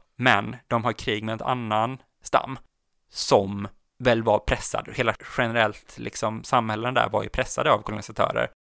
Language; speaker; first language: Swedish; native; Swedish